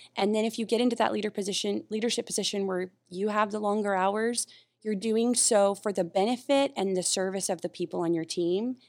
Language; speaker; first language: English; native; English